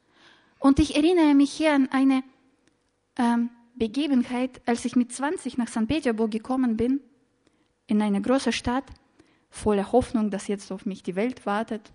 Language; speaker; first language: German; non-native, fluent; Russian